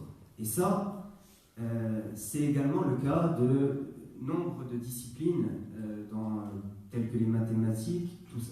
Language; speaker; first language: French; native; French